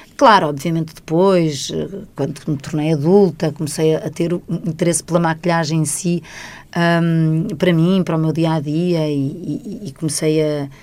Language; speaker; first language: Portuguese; native; Portuguese